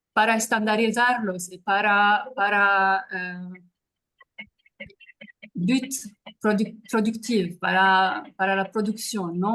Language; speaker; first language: Spanish; non-native, fluent; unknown